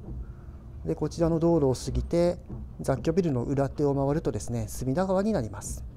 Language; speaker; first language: Japanese; native; Japanese